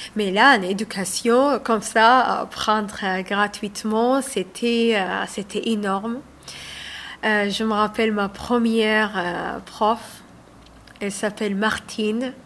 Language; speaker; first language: French; non-native, learner; Somali